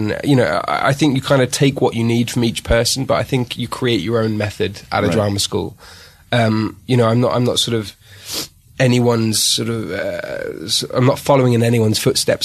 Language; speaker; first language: English; native; English